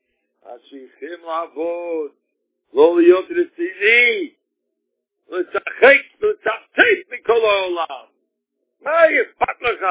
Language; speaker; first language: Hebrew; non-native, fluent; Yiddish